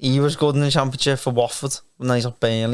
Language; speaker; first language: English; native; English